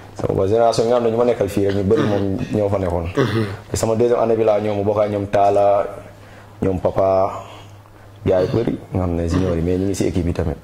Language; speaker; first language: Wolof; non-native, local second language; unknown